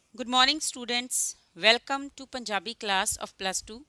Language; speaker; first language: English; non-native, local second language; Punjabi